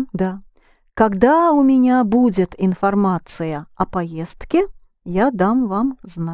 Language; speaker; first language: Russian; non-native, fluent; English